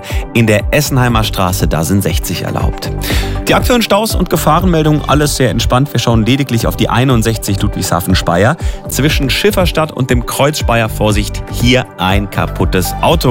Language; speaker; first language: German; native; German